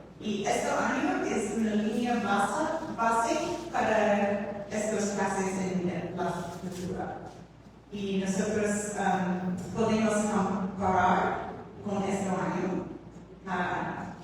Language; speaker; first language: Spanish; non-native, learner; English